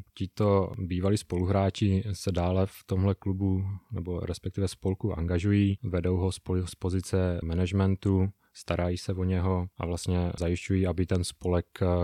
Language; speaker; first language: Czech; native; Czech